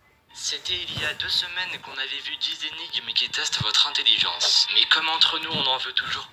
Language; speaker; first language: French; native; French